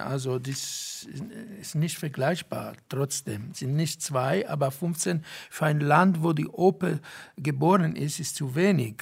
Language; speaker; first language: German; non-native, fluent; Italian